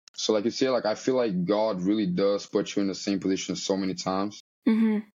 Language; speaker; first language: English; early bilingual, other home language; Portuguese